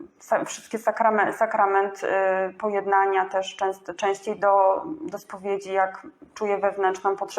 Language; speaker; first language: Polish; native; Polish